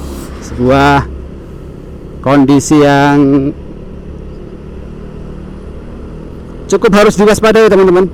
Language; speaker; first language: Indonesian; non-native, local second language; Javanese